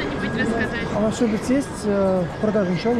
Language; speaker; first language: Russian; native; Russian